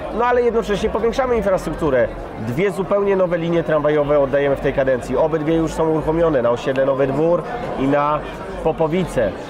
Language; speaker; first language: Polish; native; Polish